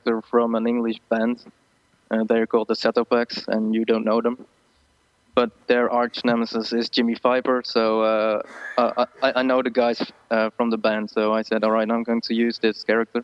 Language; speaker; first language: English; non-native, fluent; Dutch